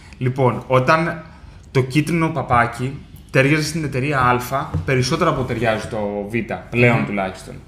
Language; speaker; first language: Greek; early bilingual, heritage; Greek